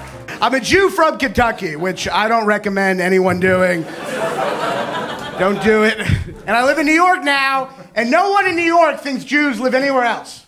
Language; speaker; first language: English; native; English